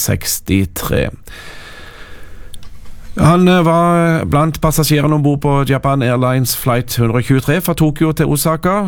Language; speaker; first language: Norwegian; native; Norwegian